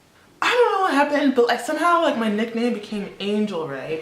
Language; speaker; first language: English; early bilingual, other home language; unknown